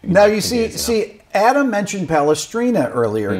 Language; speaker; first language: English; native; English